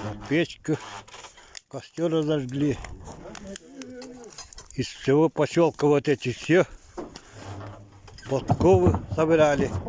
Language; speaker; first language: Russian; non-native, local second language; Yakut